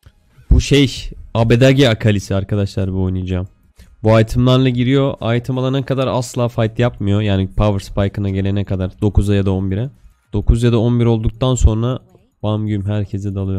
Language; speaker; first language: Turkish; native; Turkish